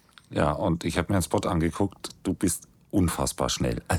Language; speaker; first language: German; native; German